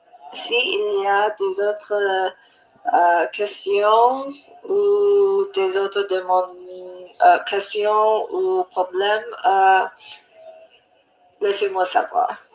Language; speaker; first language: French; non-native, learner; English